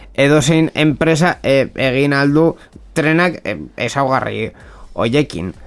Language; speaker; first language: Basque; non-native, local second language; Spanish